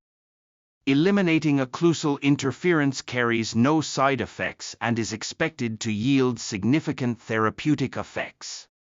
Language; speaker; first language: English; non-native, fluent; Japanese